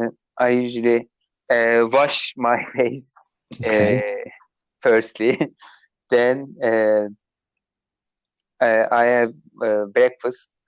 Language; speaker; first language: English; non-native, learner; Turkish